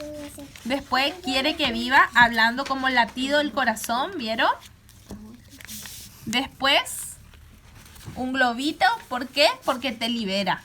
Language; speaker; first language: Spanish; native; Spanish